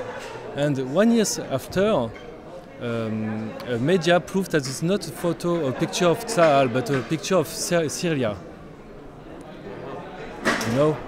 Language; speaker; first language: English; non-native, learner; French